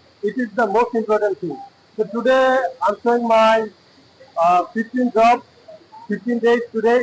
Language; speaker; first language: English; non-native, local second language; Bangla